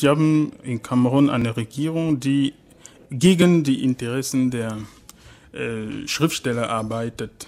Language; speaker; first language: German; non-native, fluent; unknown